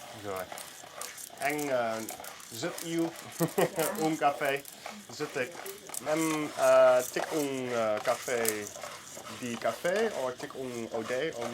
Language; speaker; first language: Vietnamese; non-native, learner; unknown